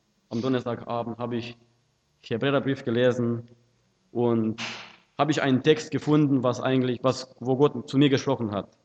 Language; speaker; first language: German; non-native, fluent; Russian